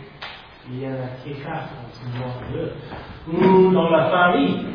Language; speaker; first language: French; non-native, fluent; English